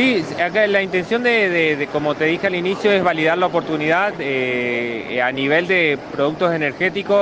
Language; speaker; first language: Spanish; native; Spanish